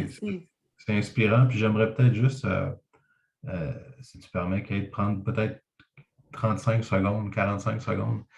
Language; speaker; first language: French; native; French